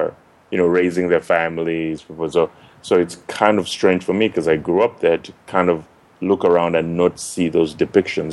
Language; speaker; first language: English; non-native, local second language; Ganda